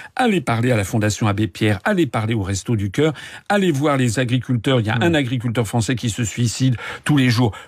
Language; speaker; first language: French; native; French